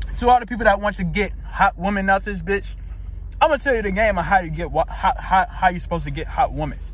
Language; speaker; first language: English; native; English